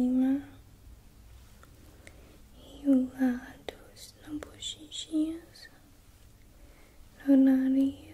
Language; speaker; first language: Portuguese; non-native, learner; English